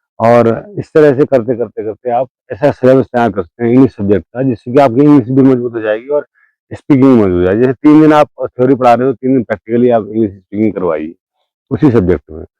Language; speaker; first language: Hindi; native; Hindi